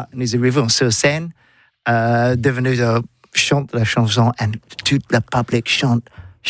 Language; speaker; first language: French; non-native, learner; English